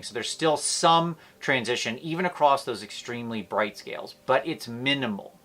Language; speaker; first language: English; native; English